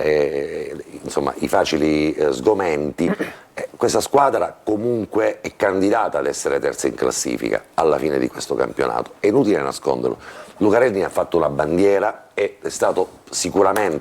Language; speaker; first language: Italian; native; Italian